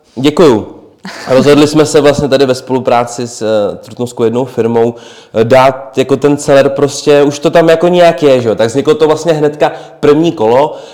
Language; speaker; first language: Czech; native; Czech